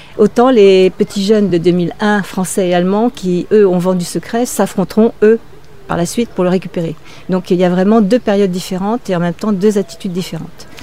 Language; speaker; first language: French; native; French